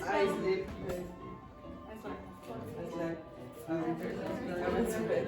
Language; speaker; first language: English; non-native, learner; Portuguese